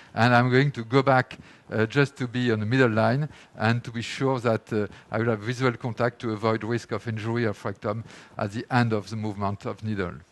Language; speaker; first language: English; non-native, fluent; French